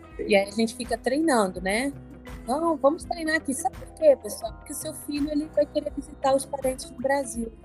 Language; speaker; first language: Portuguese; native; Portuguese